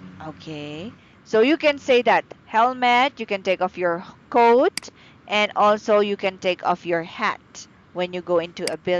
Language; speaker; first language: English; non-native, fluent; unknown